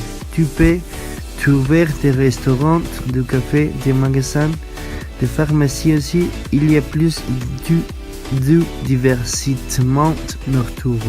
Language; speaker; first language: French; non-native, learner; Spanish